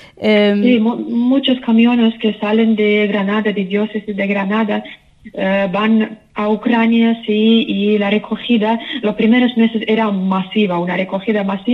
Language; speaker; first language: Spanish; non-native, fluent; Ukrainian